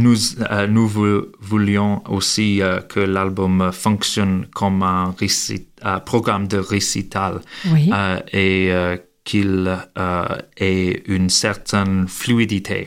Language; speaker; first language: French; non-native, learner; English